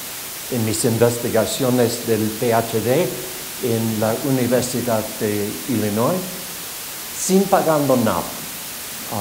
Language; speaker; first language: Spanish; non-native, fluent; English